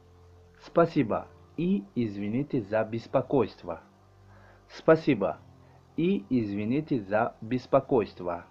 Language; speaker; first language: Russian; non-native, learner; Tajik